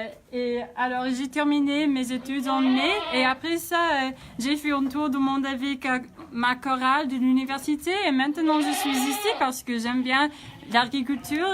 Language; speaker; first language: French; non-native, fluent; English